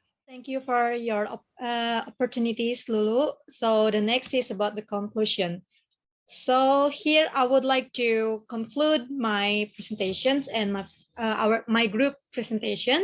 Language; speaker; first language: English; non-native, learner; Indonesian